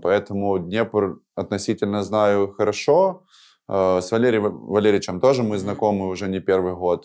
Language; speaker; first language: Russian; native; Russian